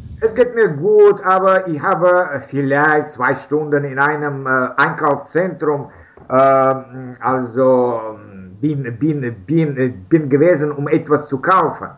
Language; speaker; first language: German; non-native, learner; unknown